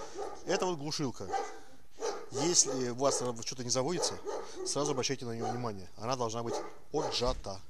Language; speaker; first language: Russian; native; Russian